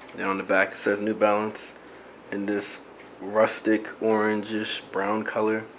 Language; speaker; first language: English; native; English